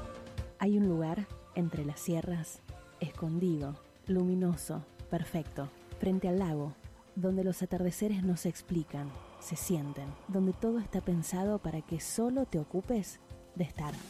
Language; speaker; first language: Spanish; native; Spanish